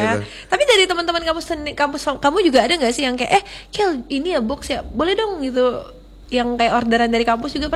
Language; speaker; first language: Indonesian; native; Indonesian